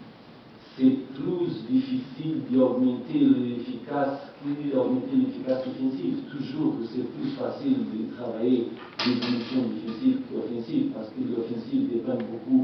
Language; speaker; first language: French; non-native, learner; Portuguese